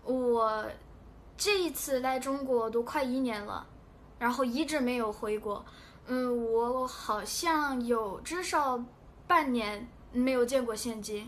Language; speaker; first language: Chinese; non-native, fluent; Korean